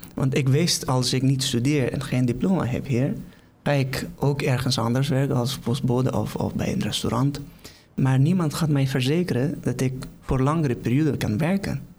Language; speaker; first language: Dutch; non-native, fluent; Persian